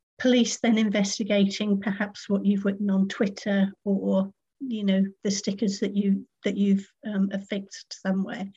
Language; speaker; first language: English; native; English